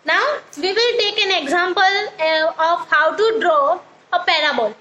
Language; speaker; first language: English; non-native, local second language; Gujarati